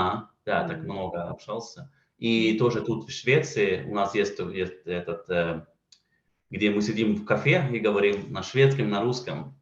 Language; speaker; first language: Russian; non-native, fluent; Swedish